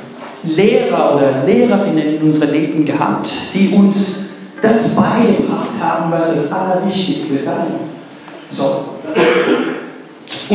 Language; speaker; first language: German; non-native, fluent; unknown